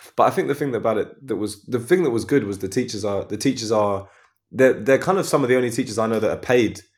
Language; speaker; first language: English; native; English